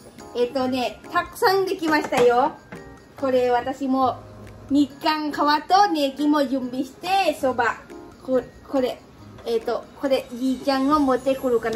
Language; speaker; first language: Japanese; non-native, learner; Lao